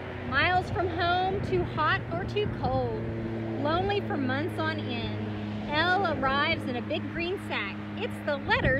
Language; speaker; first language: English; native; English